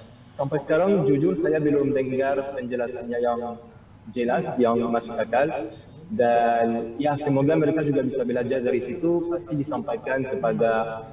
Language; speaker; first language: Indonesian; non-native, fluent; French